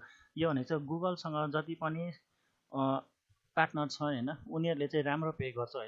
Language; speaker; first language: Nepali; native; Nepali